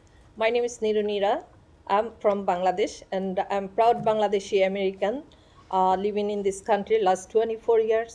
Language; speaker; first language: English; non-native, learner; Bangla